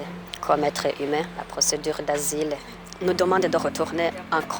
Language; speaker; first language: French; non-native, fluent; Rundi